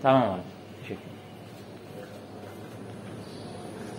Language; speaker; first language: Turkish; non-native, learner; Russian